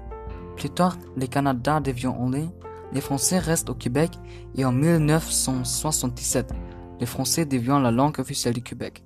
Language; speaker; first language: French; non-native, learner; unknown